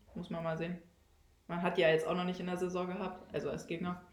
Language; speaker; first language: German; native; German